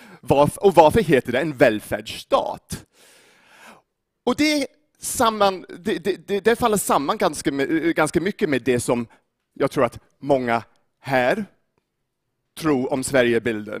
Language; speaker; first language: Swedish; non-native, fluent; English